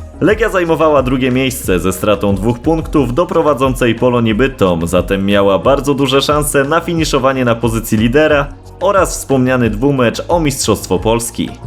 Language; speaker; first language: Polish; native; Polish